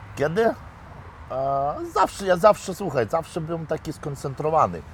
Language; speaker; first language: Polish; non-native, fluent; Lithuanian